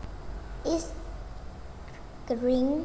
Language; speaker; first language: English; non-native, learner; Vietnamese